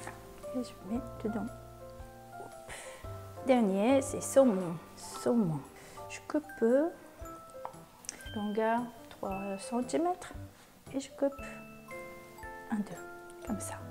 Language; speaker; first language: French; non-native, fluent; Japanese